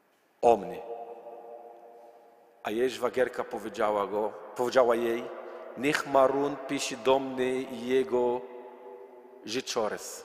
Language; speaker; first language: Polish; non-native, learner; Arabic